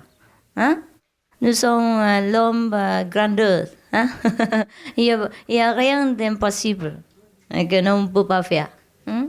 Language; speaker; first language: French; non-native, learner; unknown